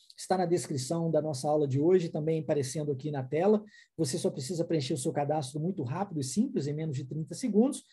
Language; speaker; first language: Portuguese; non-native, fluent; English